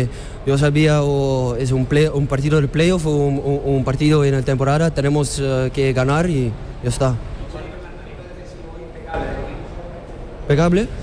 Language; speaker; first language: Spanish; non-native, learner; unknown